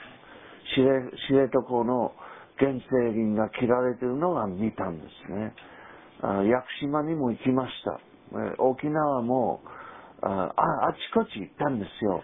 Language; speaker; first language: Japanese; non-native, fluent; English